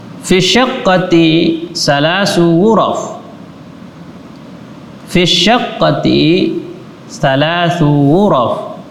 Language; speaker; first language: Arabic; non-native, fluent; Indonesian